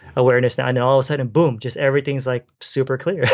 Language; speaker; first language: English; native; English